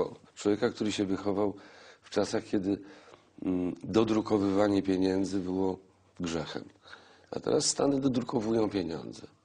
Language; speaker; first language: Polish; native; Polish